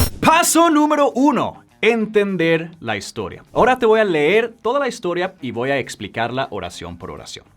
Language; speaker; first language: Spanish; non-native, fluent; English